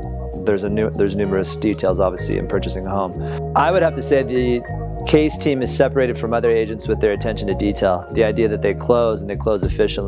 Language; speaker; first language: English; native; English